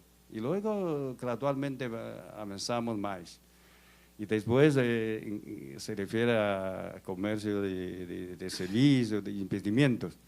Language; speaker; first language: Portuguese; non-native, learner; Chinese